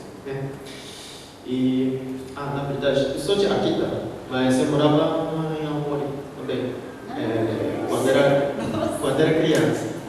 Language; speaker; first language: Portuguese; non-native, fluent; Japanese